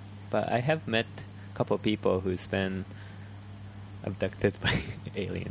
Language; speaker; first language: English; early bilingual, other home language; Japanese